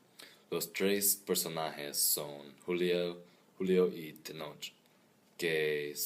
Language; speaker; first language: Spanish; non-native, learner; English